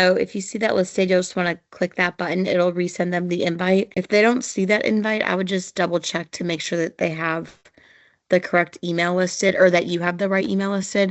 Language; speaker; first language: English; native; English